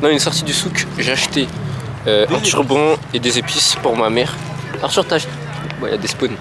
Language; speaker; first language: French; native; French